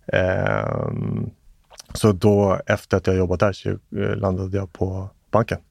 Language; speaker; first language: Swedish; early bilingual, other home language; English